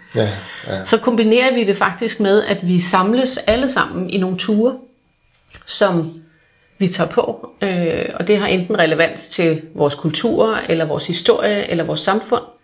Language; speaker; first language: Danish; native; Danish